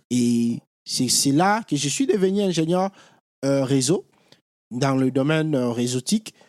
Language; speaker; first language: French; non-native, local second language; Lingala